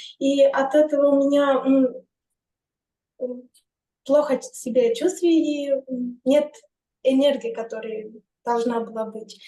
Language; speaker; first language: Russian; non-native, fluent; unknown